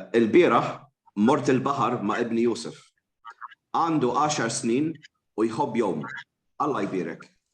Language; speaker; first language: Arabic; non-native, fluent; English